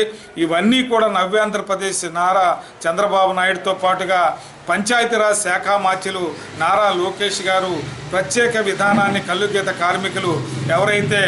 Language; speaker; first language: Telugu; native; Telugu